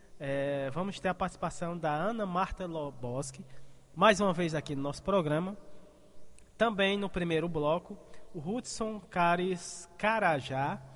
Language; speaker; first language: Portuguese; native; Portuguese